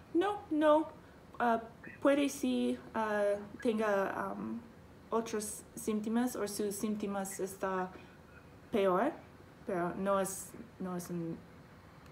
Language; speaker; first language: Spanish; non-native, learner; English